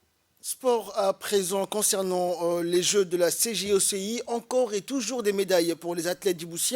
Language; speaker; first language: French; native; French